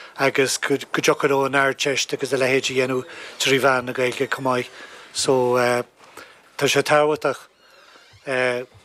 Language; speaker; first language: Irish; native; Irish